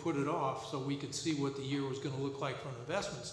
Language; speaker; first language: English; native; English